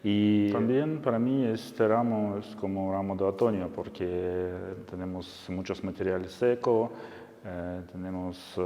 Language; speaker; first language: Spanish; non-native, learner; Russian